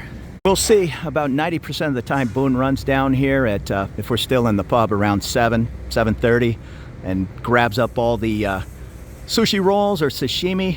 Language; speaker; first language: English; native; English